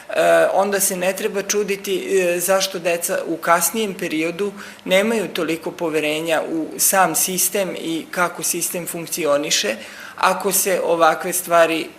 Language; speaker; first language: Serbian; native; Serbian